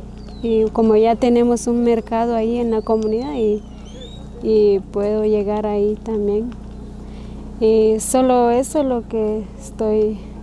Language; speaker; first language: Spanish; non-native, local second language; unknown